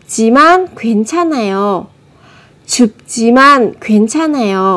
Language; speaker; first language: Korean; non-native, fluent; Vietnamese